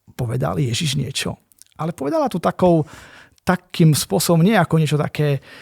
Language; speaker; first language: Slovak; native; Slovak